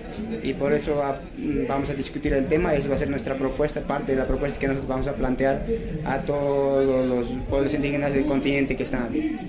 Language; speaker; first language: Spanish; native; Spanish